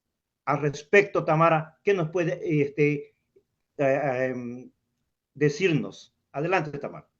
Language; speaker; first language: Spanish; native; Spanish